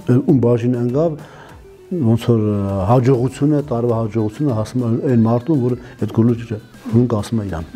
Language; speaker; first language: Armenian; non-native, local second language; Kurdish